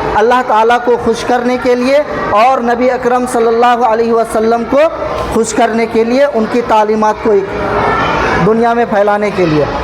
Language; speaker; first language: Urdu; native; Urdu